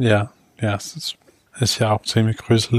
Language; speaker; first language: German; non-native, fluent; English